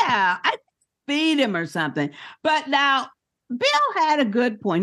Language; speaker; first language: English; native; English